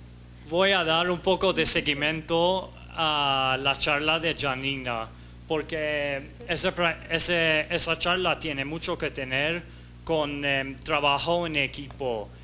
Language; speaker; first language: Spanish; non-native, fluent; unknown